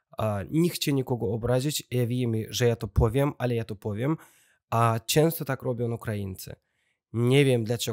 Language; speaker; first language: Polish; non-native, learner; Russian